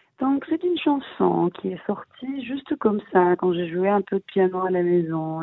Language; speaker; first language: French; early bilingual, heritage; Hebrew